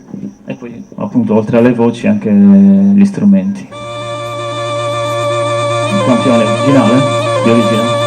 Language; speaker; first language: Italian; native; Italian